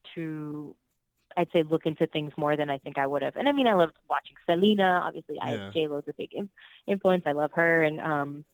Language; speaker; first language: English; early bilingual, other home language; Spanish